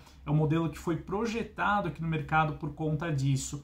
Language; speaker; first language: Portuguese; native; Portuguese